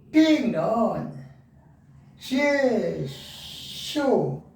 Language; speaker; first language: Chinese; non-native, learner; Korean